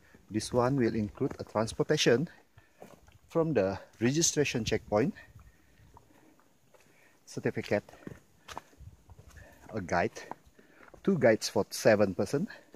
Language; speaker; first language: English; non-native, local second language; Malay